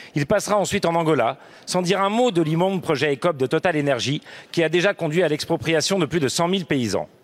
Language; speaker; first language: French; native; French